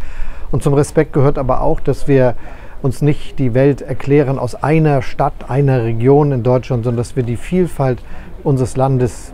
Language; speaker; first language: German; native; German